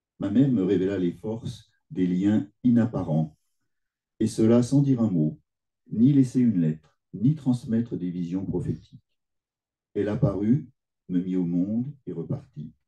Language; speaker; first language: French; native; French